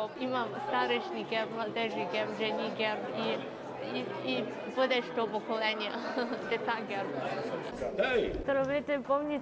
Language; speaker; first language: Bulgarian; non-native, learner; Chinese